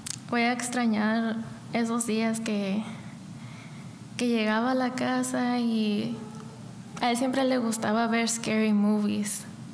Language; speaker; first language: Spanish; early bilingual, heritage; Spanish